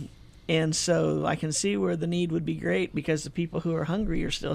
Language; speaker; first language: English; native; English